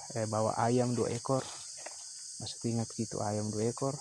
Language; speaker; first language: Indonesian; native; Indonesian